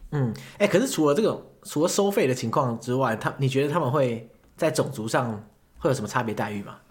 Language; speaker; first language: Chinese; native; Chinese